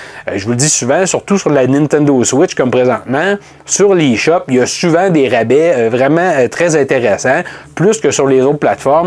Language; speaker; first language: French; native; French